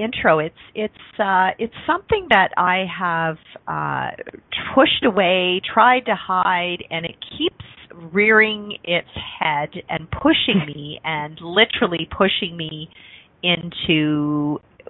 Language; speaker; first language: English; native; English